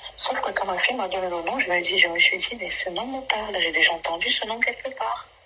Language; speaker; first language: French; non-native, local second language; Basaa